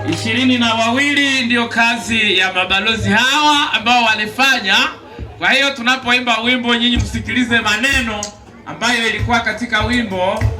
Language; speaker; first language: Swahili; non-native, local second language; Nande